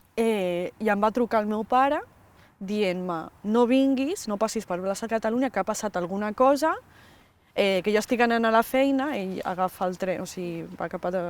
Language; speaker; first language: Catalan; early bilingual, other home language; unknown